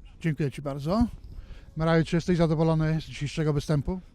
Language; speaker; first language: Polish; native; Polish